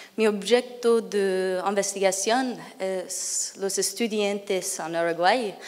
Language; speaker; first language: Spanish; non-native, learner; English